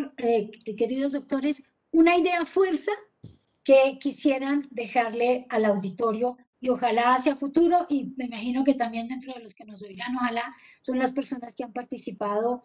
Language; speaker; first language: Spanish; native; Spanish